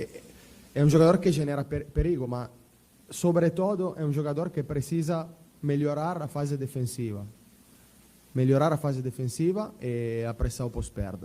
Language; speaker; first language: Portuguese; non-native, fluent; Italian